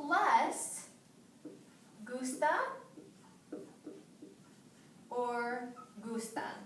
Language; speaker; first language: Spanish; non-native, fluent; English